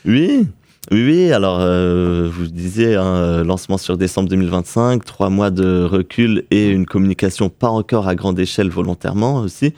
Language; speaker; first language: French; native; French